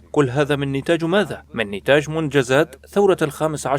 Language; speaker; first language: Arabic; non-native, local second language; Kurdish